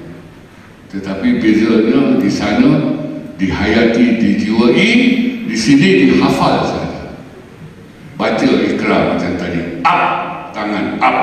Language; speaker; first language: Malay; native; Malay